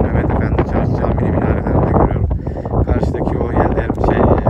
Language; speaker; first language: Turkish; native; Turkish